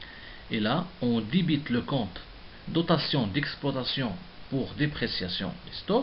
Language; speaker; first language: French; non-native, local second language; Arabic